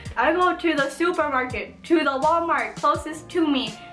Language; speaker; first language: English; native; English